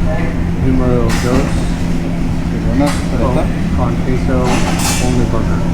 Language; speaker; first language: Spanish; non-native, learner; English